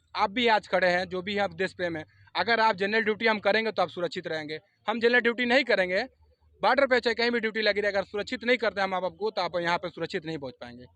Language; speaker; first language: Hindi; non-native, local second language; Assamese